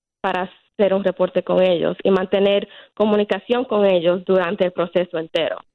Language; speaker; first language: Spanish; early bilingual, heritage; Spanish